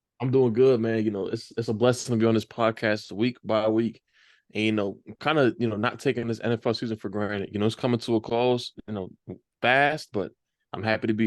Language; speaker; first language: English; native; English